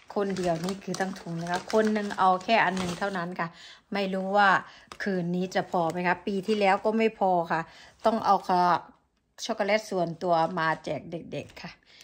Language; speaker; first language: Thai; native; Thai